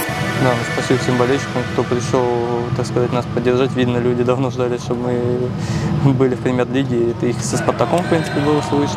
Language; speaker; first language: Russian; native; Russian